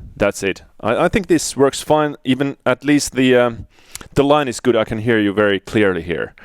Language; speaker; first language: English; non-native, fluent; Finnish